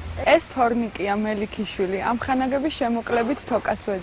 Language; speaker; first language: Georgian; non-native, learner; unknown